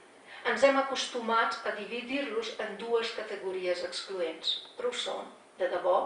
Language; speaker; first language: Catalan; non-native, fluent; Slovenian